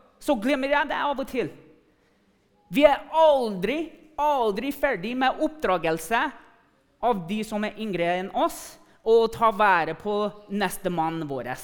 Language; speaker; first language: Norwegian; non-native, fluent; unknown